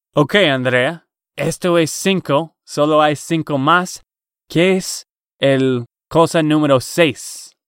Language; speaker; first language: Spanish; non-native, learner; English